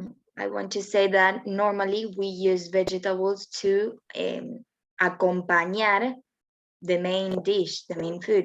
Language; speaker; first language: English; non-native, learner; Spanish